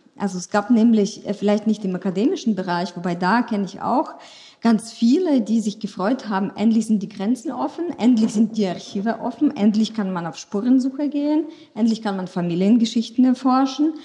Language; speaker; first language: German; non-native, fluent; Ukrainian